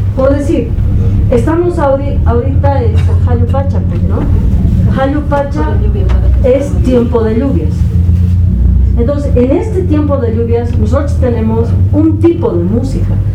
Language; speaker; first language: Spanish; native; Spanish